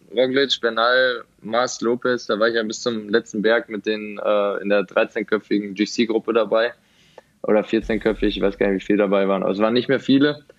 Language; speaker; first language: German; native; German